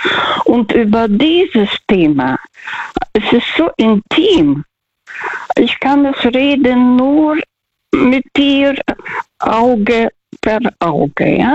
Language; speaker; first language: German; non-native, learner; Russian